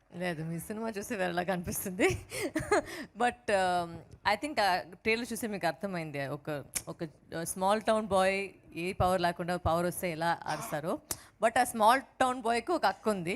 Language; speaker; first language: Telugu; non-native, fluent; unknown